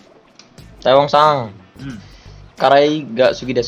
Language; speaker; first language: Indonesian; native; Indonesian